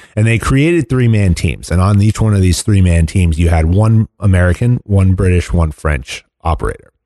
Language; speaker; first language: English; native; English